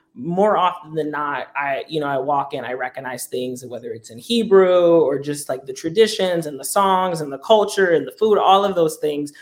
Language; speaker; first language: English; native; English